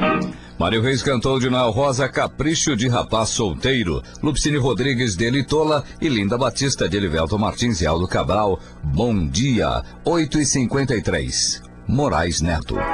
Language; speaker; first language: Portuguese; native; Portuguese